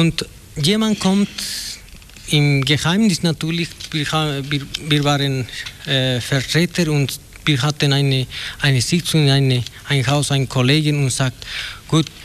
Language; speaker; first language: German; non-native, learner; Spanish